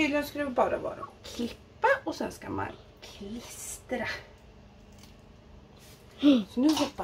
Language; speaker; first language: Swedish; native; Swedish